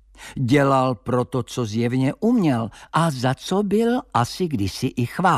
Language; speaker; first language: Czech; native; Czech